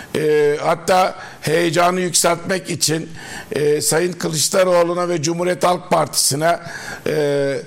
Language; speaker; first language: Turkish; native; Turkish